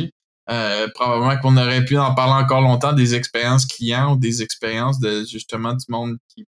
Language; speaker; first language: French; native; French